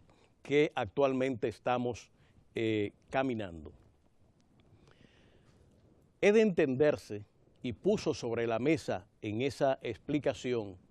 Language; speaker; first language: Spanish; native; Spanish